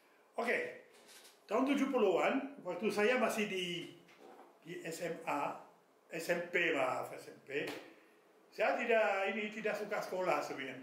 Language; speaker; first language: Indonesian; non-native, fluent; French